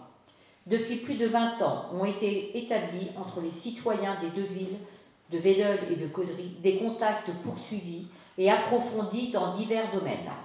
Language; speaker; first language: French; native; French